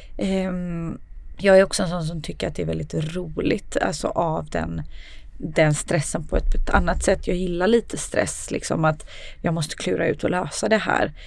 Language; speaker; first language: Swedish; early bilingual, other home language; Serbian